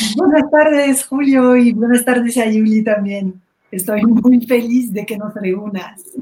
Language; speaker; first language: Spanish; non-native, fluent; French